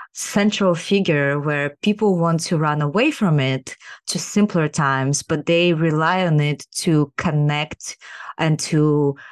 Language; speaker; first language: English; non-native, fluent; Kazakh